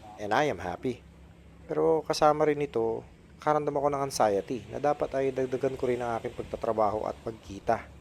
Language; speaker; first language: Filipino; native; Filipino